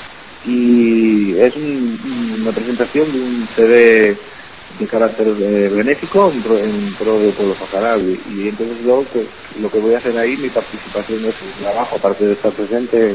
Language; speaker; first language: Spanish; native; Spanish